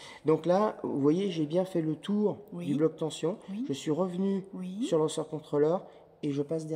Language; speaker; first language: French; native; French